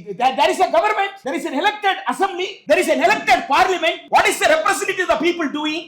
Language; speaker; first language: English; non-native, local second language; Tamil